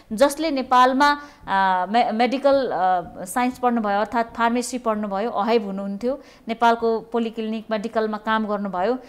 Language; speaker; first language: Nepali; native; Nepali